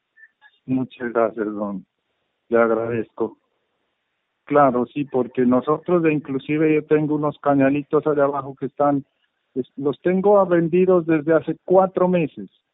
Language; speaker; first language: Spanish; native; Spanish